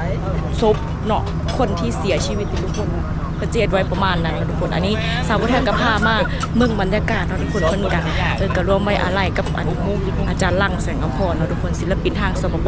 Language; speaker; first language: Thai; non-native, local second language; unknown